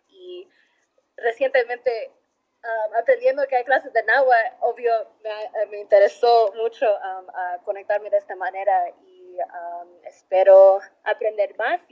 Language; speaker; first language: Spanish; early bilingual, heritage; Spanish